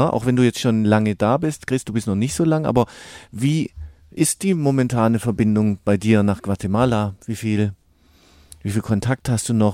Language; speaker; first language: German; native; German